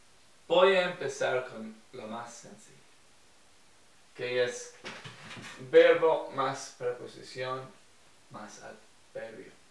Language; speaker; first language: Spanish; non-native, fluent; English